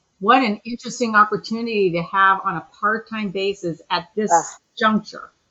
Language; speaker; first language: English; native; English